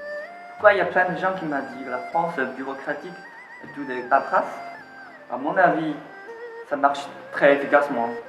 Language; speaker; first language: French; non-native, learner; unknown